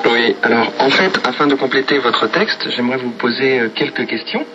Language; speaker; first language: French; native; French